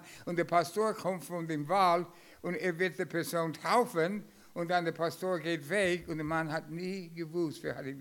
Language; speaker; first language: German; non-native, fluent; English